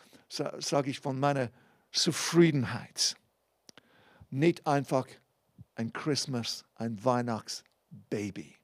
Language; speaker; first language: German; non-native, fluent; English